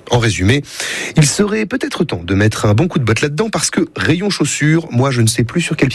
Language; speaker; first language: French; native; French